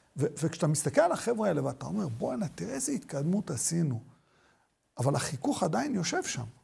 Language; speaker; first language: Hebrew; native; Hebrew